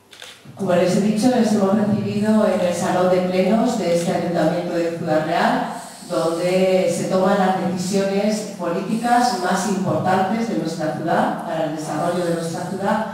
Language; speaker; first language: Spanish; native; Spanish